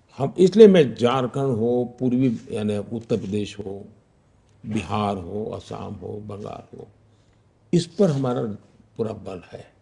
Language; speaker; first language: Hindi; non-native, local second language; Gujarati